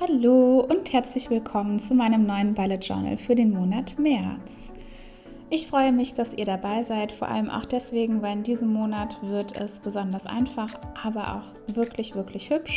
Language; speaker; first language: German; native; German